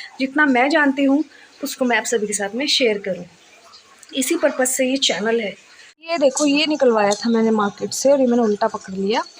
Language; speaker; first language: Hindi; native; Hindi